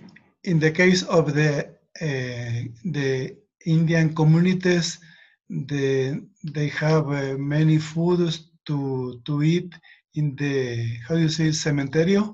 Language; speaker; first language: English; non-native, learner; Spanish